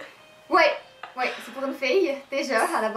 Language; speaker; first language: French; native; French